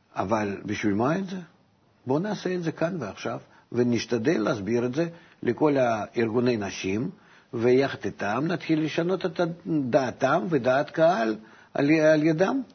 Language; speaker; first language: Hebrew; non-native, fluent; Russian